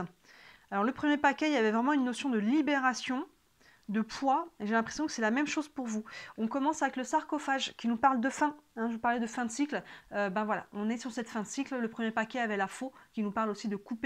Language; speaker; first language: French; native; French